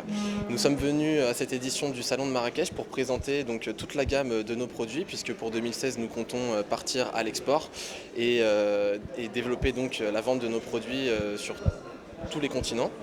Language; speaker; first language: French; native; French